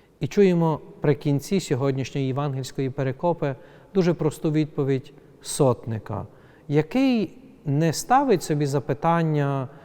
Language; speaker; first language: Ukrainian; native; Ukrainian